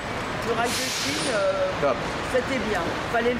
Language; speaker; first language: French; native; French